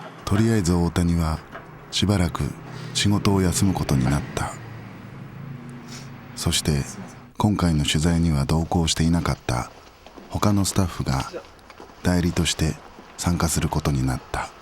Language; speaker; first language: Japanese; native; Japanese